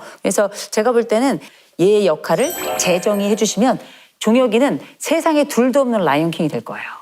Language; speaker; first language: Korean; native; Korean